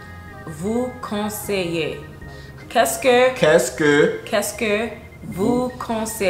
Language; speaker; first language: French; non-native, learner; Haitian Creole